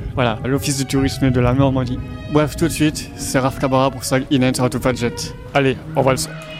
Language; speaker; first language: French; native; French